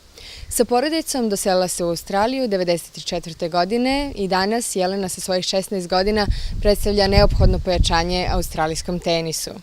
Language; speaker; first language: Bosnian; native; Bosnian